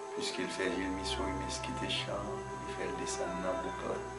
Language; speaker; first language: French; non-native, local second language; Haitian Creole